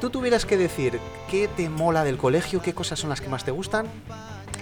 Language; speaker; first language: Spanish; native; Spanish